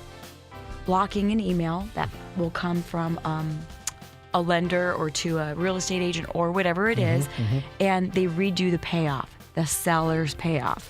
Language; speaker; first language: English; native; English